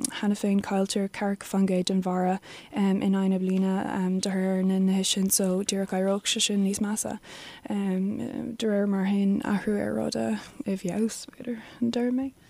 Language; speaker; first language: Irish; non-native, local second language; English